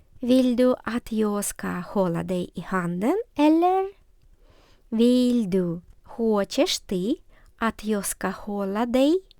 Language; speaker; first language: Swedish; non-native, fluent; Ukrainian